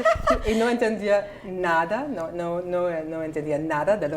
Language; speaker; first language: Spanish; non-native, learner; English